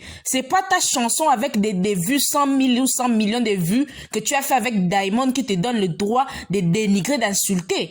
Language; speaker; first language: French; non-native, local second language; Lingala